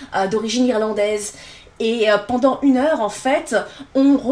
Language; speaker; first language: French; native; French